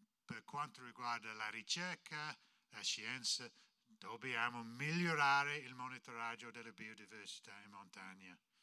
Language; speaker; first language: Italian; non-native, fluent; English